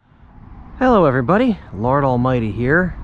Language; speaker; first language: English; native; English